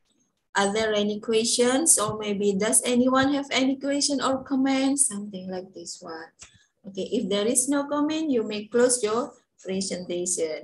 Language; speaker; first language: English; non-native, fluent; Indonesian